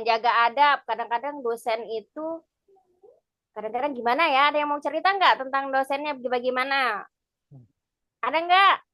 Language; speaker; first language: Indonesian; native; Indonesian